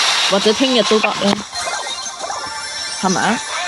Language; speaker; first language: Chinese; early bilingual, heritage; Cantonese